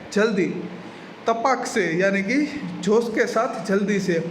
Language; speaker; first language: Hindi; non-native, local second language; Gujarati